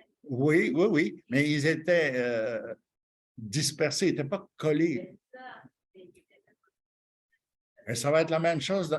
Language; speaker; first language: French; native; French